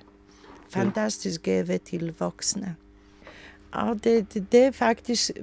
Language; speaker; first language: Danish; non-native, learner; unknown